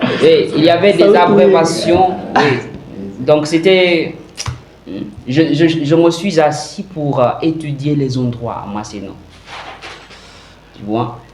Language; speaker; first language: French; non-native, fluent; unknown